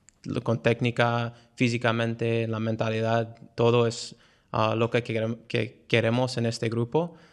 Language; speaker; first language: Spanish; non-native, fluent; English